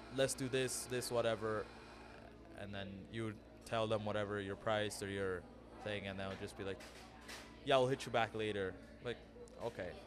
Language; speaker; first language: English; early bilingual, other home language; Amharic